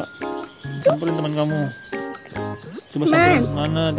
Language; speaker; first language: Indonesian; native; Indonesian